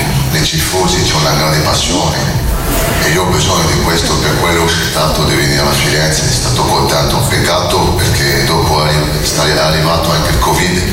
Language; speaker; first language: Italian; non-native, learner; French